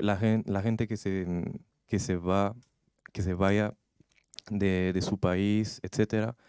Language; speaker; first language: Spanish; non-native, learner; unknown